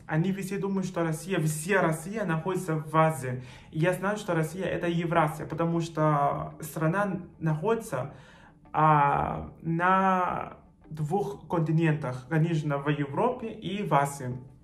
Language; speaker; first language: Russian; non-native, fluent; Spanish